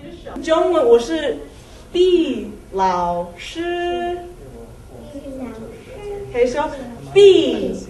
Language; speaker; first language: Chinese; non-native, fluent; English